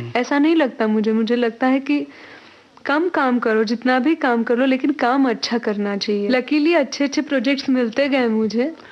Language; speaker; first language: Hindi; non-native, local second language; Marathi